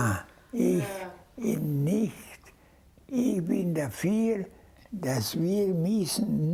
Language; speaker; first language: German; non-native, learner; Hungarian